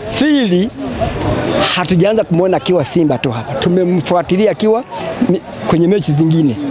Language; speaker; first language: Swahili; native; Swahili